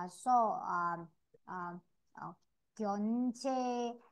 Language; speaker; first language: Korean; non-native, learner; Vietnamese